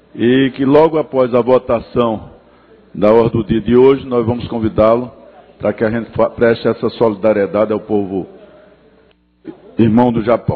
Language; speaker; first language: Portuguese; native; Portuguese